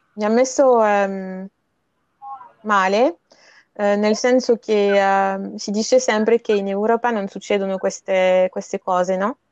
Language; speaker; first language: Italian; non-native, fluent; French